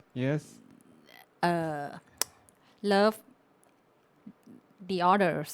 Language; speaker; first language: English; non-native, learner; Thai